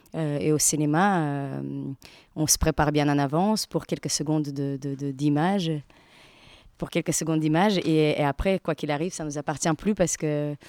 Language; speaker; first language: French; non-native, fluent; Latvian